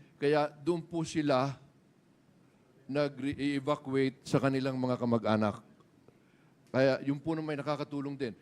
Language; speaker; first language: Filipino; native; Filipino